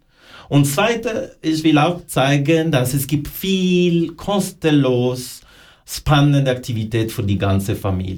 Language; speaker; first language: German; non-native, fluent; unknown